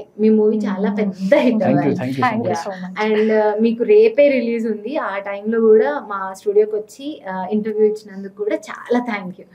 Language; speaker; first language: Telugu; native; Telugu